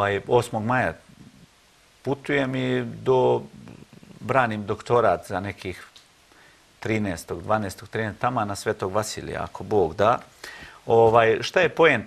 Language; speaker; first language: Croatian; native; Croatian